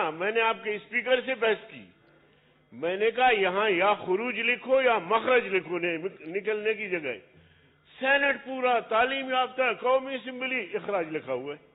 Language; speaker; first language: Urdu; non-native, local second language; Pashto